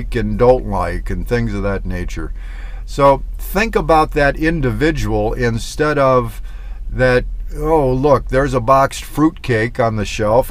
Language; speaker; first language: English; native; English